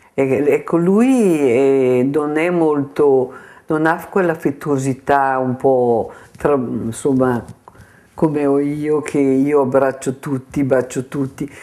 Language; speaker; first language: Italian; native; Italian